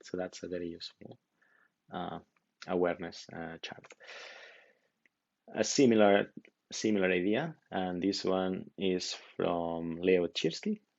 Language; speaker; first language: English; non-native, fluent; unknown